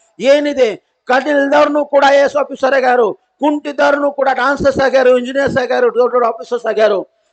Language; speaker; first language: Kannada; non-native, local second language; Marathi